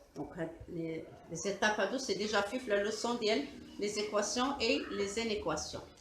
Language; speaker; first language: French; non-native, local second language; Arabic